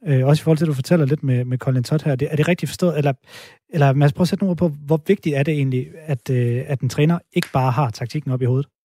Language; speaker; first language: Danish; native; Danish